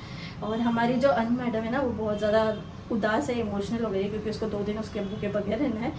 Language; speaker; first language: Hindi; native; Hindi